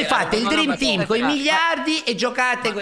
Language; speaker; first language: Italian; native; Italian